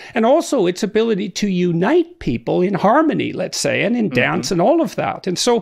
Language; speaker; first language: English; native; English